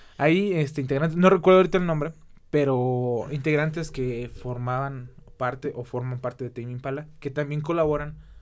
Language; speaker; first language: Spanish; native; Spanish